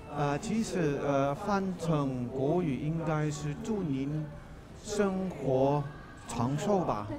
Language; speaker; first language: Chinese; non-native, learner; Dutch